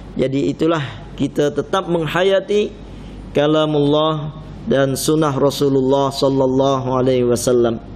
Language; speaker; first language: Malay; non-native, fluent; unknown